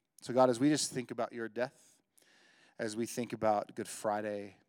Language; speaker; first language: English; native; English